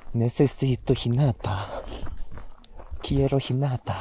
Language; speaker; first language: Spanish; non-native, learner; Japanese